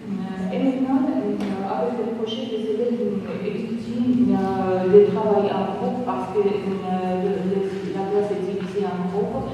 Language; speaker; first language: French; non-native, fluent; Georgian